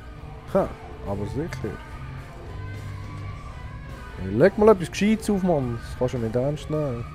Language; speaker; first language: German; native; German